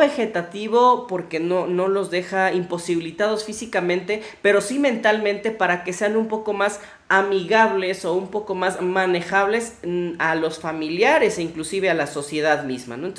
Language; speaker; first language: Spanish; native; Spanish